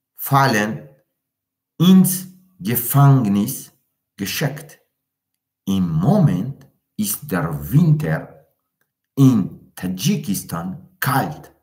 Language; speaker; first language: German; non-native, learner; Tajik